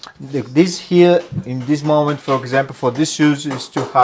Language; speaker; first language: English; non-native, learner; Italian